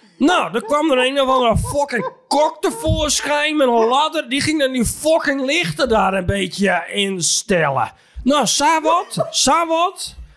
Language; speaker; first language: Dutch; native; Dutch